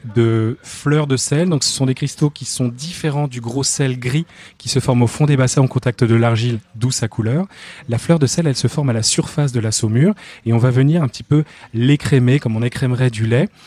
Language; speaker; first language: French; native; French